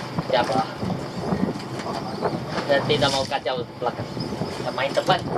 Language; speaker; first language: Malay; non-native, local second language; Chinese